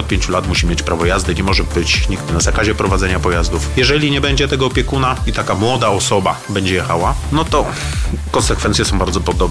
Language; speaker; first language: Polish; native; Polish